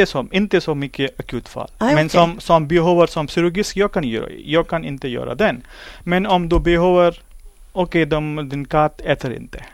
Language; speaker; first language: Swedish; non-native, learner; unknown